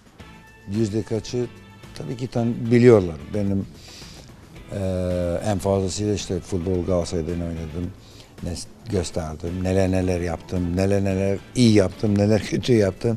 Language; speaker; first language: Turkish; non-native, fluent; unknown